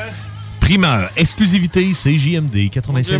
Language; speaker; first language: French; native; French